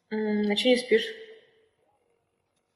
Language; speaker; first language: Russian; native; Russian